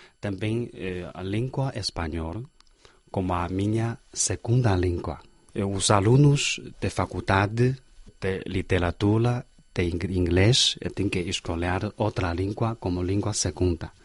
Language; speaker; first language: Portuguese; non-native, learner; Chinese